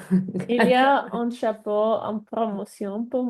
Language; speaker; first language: French; non-native, learner; English